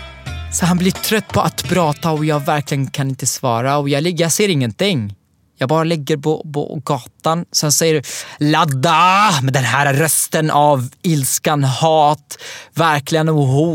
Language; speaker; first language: Swedish; non-native, learner; Arabic